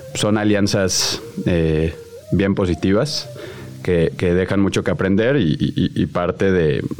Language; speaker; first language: Spanish; native; Spanish